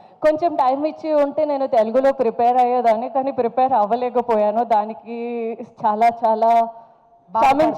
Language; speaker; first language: Telugu; non-native, learner; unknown